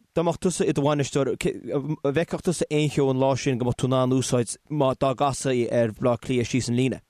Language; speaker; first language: Irish; native; Irish